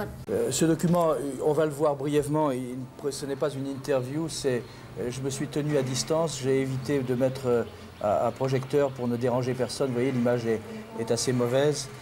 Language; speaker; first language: French; native; French